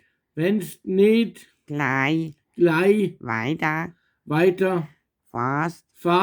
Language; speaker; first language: German; native; German